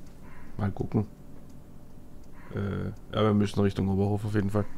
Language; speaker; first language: German; native; German